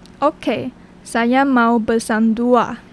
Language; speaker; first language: Indonesian; non-native, learner; Chinese